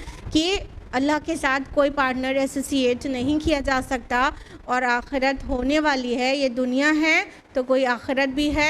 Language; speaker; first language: Urdu; native; Urdu